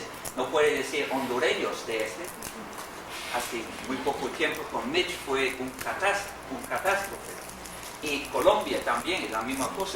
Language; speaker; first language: Spanish; non-native, fluent; English